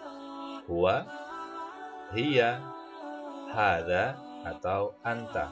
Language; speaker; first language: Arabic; non-native, fluent; Indonesian